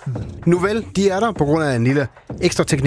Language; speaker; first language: Danish; native; Danish